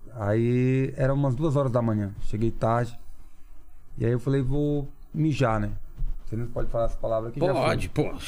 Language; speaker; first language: Portuguese; non-native, local second language; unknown